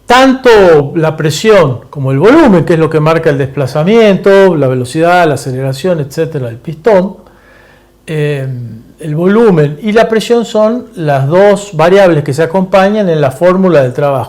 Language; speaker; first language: Spanish; native; Spanish